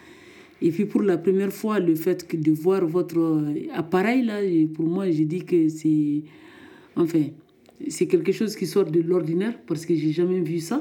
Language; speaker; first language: French; non-native, local second language; Soninke